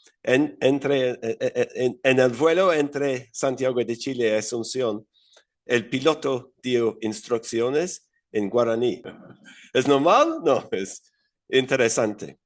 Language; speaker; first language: Spanish; non-native, learner; English